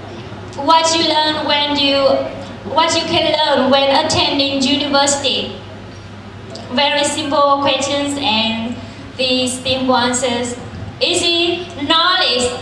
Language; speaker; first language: English; non-native, learner; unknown